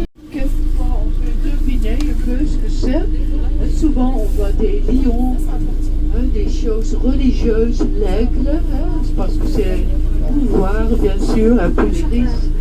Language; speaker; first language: French; non-native, fluent; Dutch